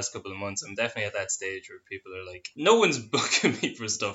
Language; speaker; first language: English; native; English